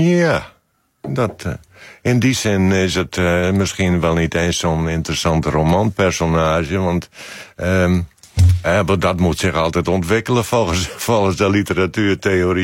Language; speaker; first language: Dutch; native; Dutch